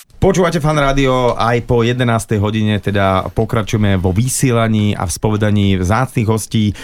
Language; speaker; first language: Slovak; native; Slovak